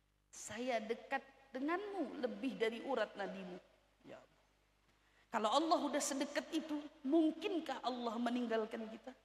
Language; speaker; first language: Indonesian; native; Indonesian